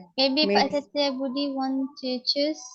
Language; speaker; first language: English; non-native, learner; Indonesian